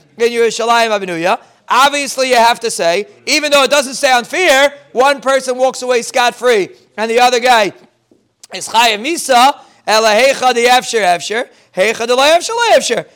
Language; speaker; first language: English; native; English